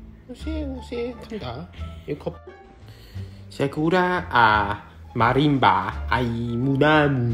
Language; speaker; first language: Portuguese; non-native, learner; Chinese